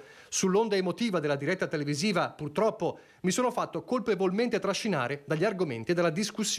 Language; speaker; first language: Italian; native; Italian